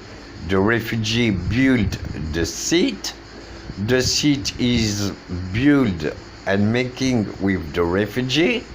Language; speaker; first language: English; non-native, learner; French